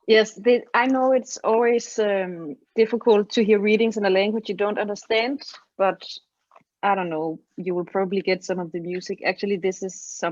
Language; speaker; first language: English; non-native, fluent; Danish